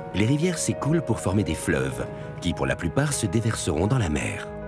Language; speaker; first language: French; native; French